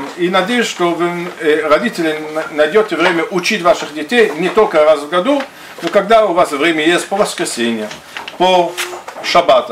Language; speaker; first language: Russian; non-native, fluent; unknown